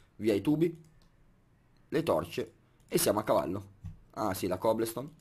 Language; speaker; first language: Italian; native; Italian